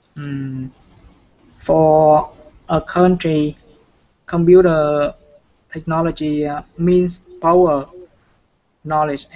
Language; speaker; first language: English; non-native, learner; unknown